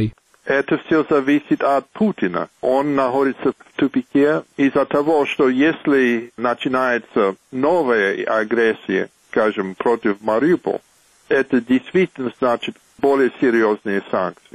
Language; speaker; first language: Russian; non-native, fluent; English